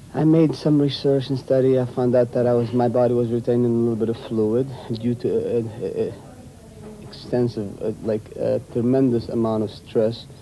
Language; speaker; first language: English; non-native, fluent; Arabic